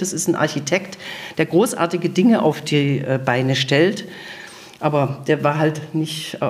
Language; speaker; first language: German; native; German